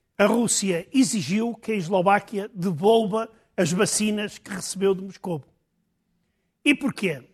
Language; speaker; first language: Portuguese; native; Portuguese